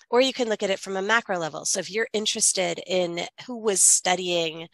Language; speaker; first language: English; native; English